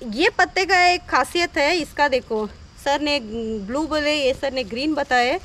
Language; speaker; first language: Hindi; non-native, local second language; Kannada